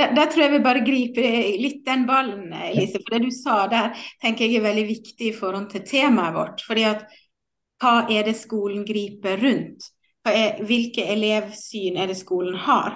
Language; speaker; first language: Norwegian; native; Norwegian